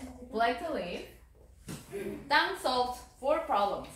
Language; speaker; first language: English; non-native, fluent; Korean